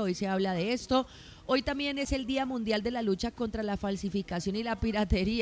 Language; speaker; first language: Spanish; native; Spanish